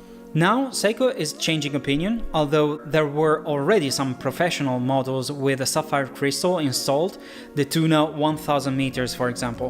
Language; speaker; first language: English; non-native, fluent; Italian